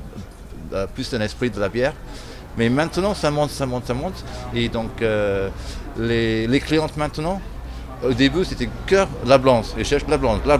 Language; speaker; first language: French; non-native, fluent; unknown